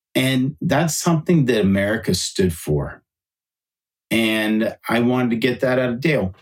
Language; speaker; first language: English; native; English